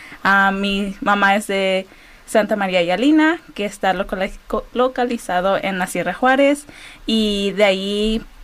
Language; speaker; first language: Spanish; early bilingual, heritage; Spanish